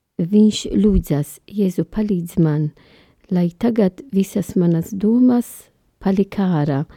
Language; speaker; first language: Latvian; non-native, learner; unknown